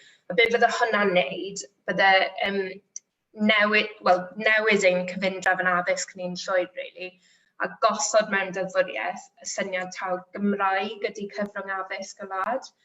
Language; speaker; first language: Welsh; native; Welsh